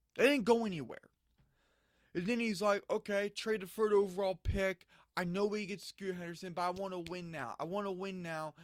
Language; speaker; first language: English; native; English